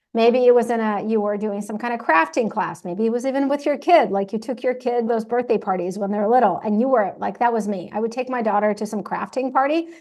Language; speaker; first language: English; non-native, fluent; Russian